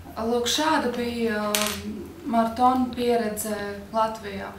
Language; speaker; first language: Latvian; native; Latvian